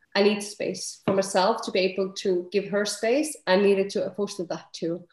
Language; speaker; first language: English; non-native, fluent; Icelandic